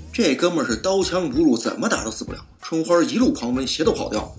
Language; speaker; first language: Chinese; native; Chinese